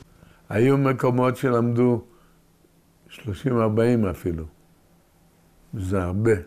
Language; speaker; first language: Hebrew; early bilingual, other home language; Yiddish